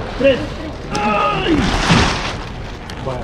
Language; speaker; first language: Spanish; non-native, learner; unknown